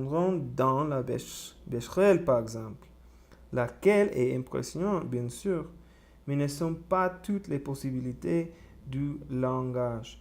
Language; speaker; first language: French; non-native, learner; Spanish